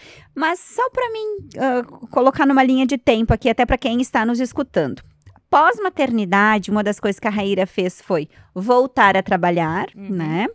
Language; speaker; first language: Portuguese; native; Portuguese